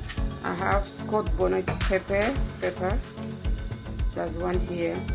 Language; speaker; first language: English; non-native, local second language; Mandingo